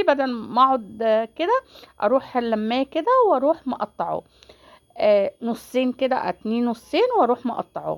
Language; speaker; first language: Arabic; native; Arabic